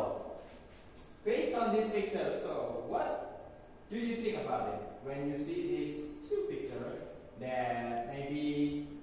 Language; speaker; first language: English; non-native, fluent; Indonesian